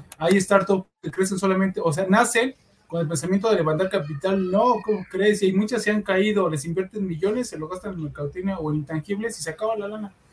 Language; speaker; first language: Spanish; native; Spanish